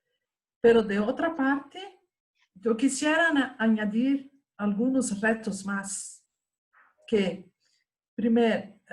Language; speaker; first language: Spanish; non-native, fluent; Portuguese